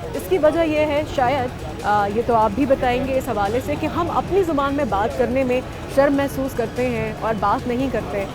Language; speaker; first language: Urdu; native; Urdu